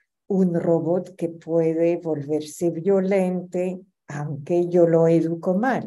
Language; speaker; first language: Spanish; non-native, fluent; French